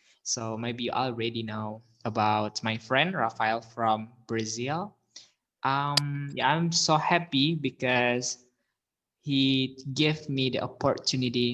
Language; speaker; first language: English; non-native, learner; Indonesian